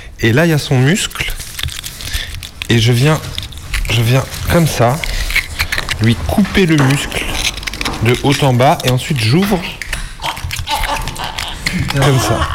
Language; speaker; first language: French; native; French